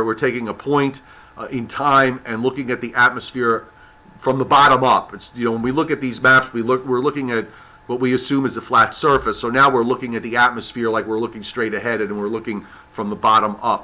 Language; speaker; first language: English; native; English